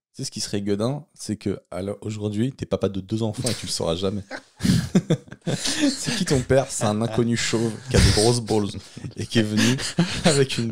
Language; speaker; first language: French; native; French